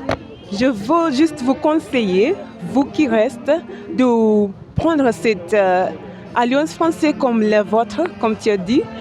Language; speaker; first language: French; non-native, fluent; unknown